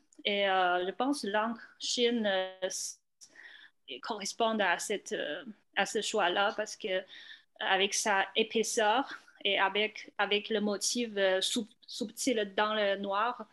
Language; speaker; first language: French; non-native, fluent; Chinese